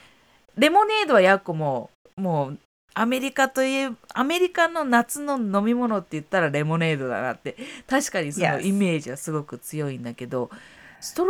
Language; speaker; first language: Japanese; native; Japanese